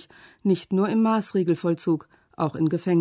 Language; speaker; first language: German; native; German